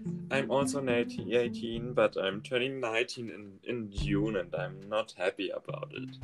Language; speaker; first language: English; non-native, learner; German